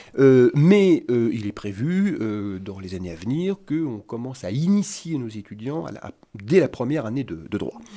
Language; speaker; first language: French; native; French